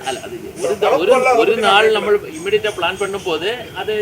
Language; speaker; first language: Tamil; non-native, learner; Malayalam